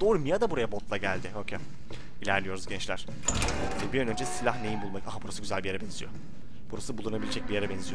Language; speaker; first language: Turkish; native; Turkish